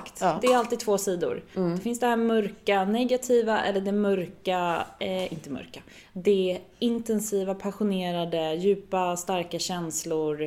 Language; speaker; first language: Swedish; native; Swedish